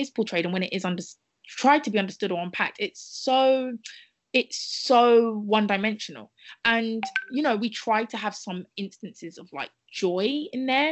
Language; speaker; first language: English; native; English